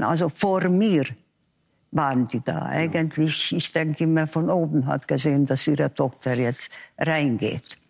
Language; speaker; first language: German; non-native, fluent; Hungarian